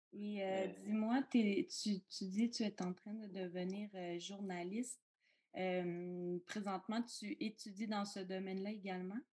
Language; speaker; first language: French; native; French